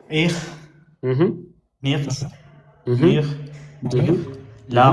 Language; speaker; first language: German; non-native, learner; Amharic